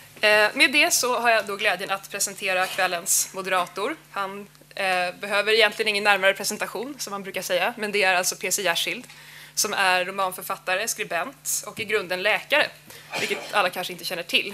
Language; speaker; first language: Swedish; native; Swedish